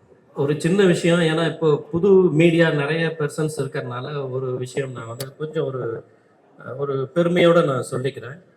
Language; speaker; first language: Tamil; native; Tamil